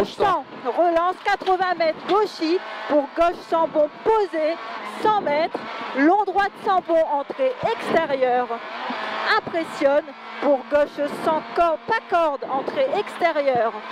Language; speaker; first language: French; native; French